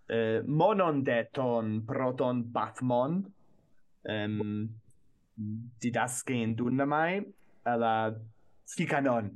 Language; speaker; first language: Greek; non-native, fluent; English